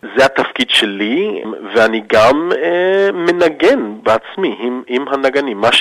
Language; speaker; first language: Hebrew; early bilingual, heritage; Hebrew